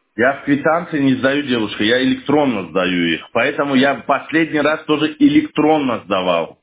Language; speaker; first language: Russian; native; Russian